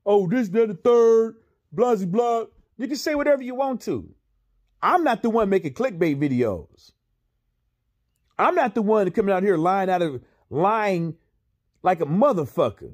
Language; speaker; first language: English; native; English